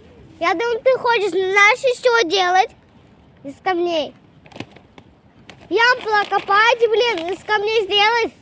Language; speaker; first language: Russian; native; Russian